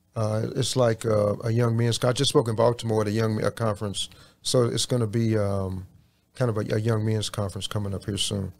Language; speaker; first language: English; native; English